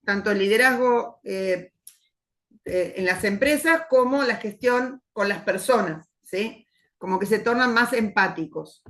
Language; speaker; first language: Spanish; native; Spanish